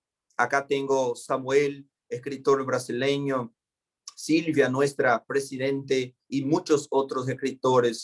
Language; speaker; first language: Spanish; non-native, fluent; Portuguese